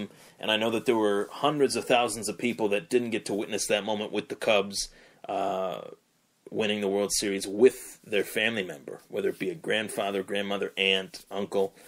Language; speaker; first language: English; native; English